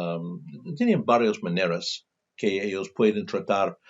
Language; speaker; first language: Spanish; non-native, fluent; English